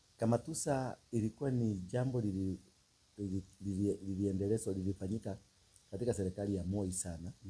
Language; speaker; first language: Swahili; non-native, local second language; Kikuyu